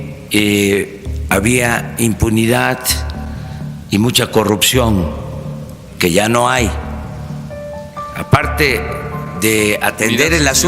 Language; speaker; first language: Spanish; native; Spanish